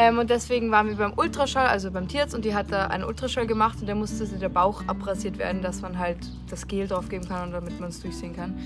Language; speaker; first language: German; native; German